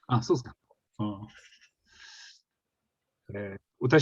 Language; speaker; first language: Japanese; non-native, fluent; English